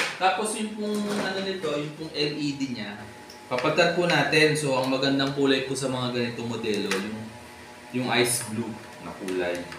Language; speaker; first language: Filipino; native; Filipino